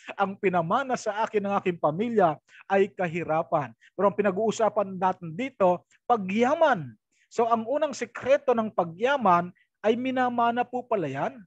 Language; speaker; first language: Filipino; native; Filipino